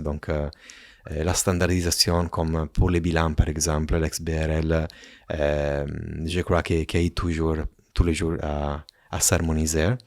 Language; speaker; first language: French; non-native, fluent; Italian